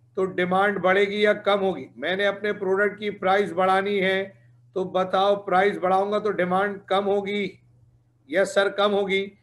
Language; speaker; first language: Hindi; native; Hindi